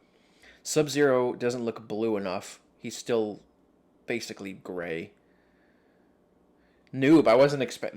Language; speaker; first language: English; native; English